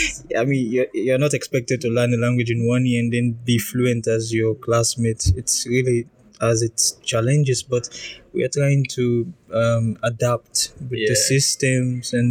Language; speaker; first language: English; non-native, local second language; Krio